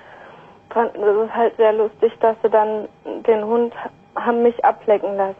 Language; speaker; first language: German; native; German